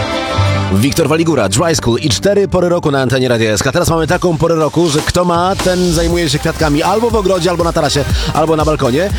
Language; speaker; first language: Polish; native; Polish